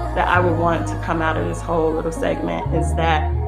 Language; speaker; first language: English; non-native, fluent; Hebrew